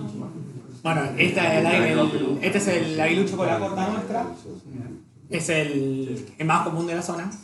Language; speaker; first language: Spanish; native; Spanish